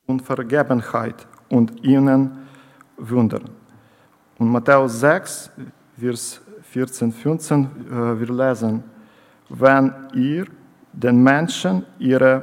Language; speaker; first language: German; non-native, learner; Ukrainian